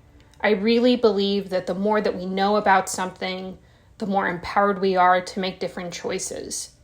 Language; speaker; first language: English; native; English